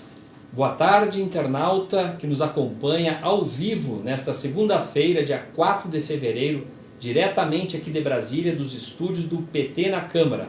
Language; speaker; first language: Portuguese; native; Portuguese